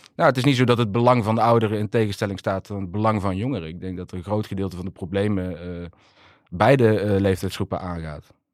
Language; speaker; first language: Dutch; native; Dutch